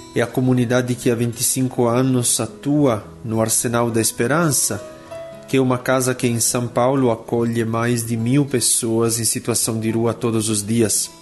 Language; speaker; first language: Portuguese; non-native, fluent; Italian